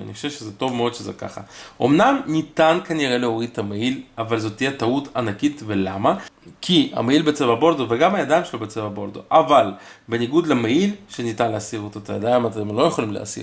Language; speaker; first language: Hebrew; native; Hebrew